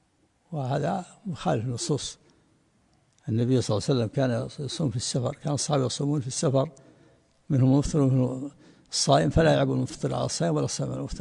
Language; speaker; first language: Arabic; native; Arabic